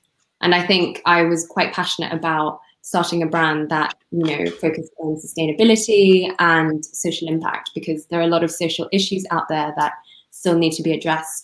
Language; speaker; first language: English; non-native, local second language; Cantonese